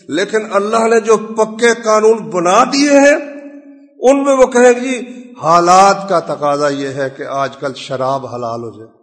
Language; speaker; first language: Urdu; non-native, local second language; Punjabi